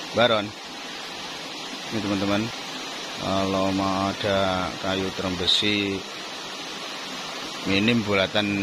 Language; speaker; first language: Indonesian; non-native, local second language; Javanese